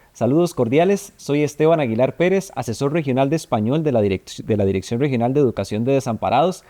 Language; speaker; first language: Spanish; native; Spanish